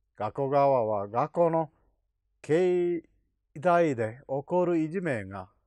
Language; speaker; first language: Japanese; non-native, fluent; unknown